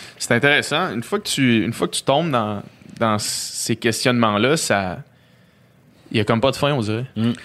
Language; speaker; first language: French; native; French